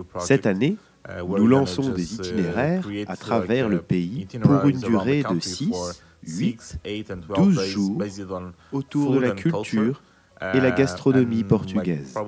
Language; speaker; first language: French; non-native, fluent; Portuguese